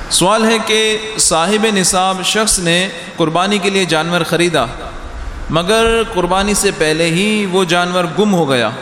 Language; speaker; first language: Urdu; native; Urdu